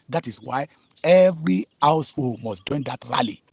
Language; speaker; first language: English; non-native, local second language; Yoruba